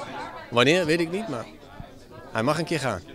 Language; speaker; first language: Dutch; native; Dutch